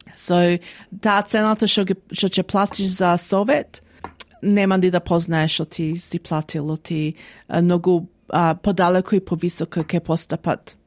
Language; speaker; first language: Macedonian; early bilingual, heritage; Macedonian